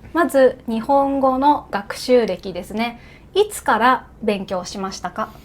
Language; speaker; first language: Japanese; native; Japanese